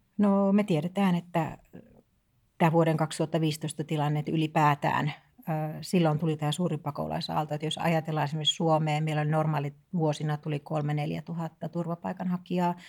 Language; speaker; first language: Finnish; native; Finnish